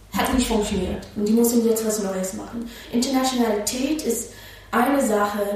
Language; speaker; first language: German; non-native, fluent; English